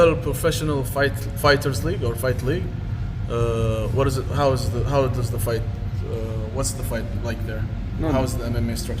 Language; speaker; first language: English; non-native, fluent; Arabic